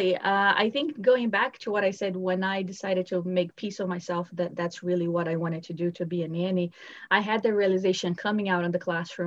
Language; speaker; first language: English; non-native, fluent; Portuguese